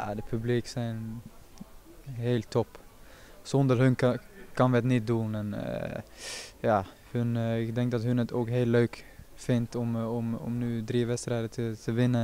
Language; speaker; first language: Dutch; non-native, fluent; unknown